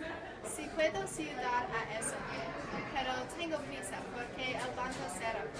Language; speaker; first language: Spanish; non-native, learner; English